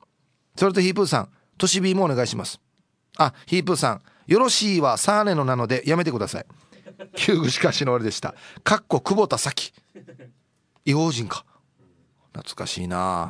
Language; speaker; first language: Japanese; native; Japanese